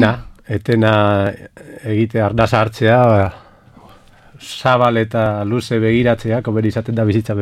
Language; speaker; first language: Basque; native; Basque